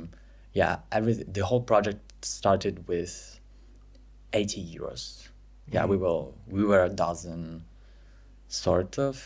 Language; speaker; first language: English; non-native, fluent; Italian